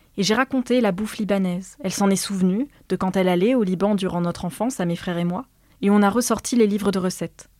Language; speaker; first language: French; native; French